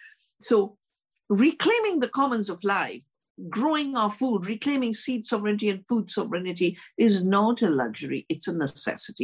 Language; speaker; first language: English; non-native, local second language; Hindi